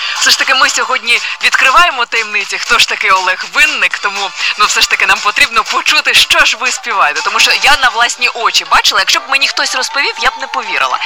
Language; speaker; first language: Ukrainian; native; Ukrainian